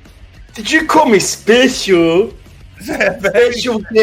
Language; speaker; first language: English; native; English